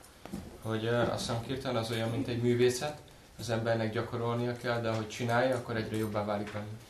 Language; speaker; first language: Hungarian; native; Hungarian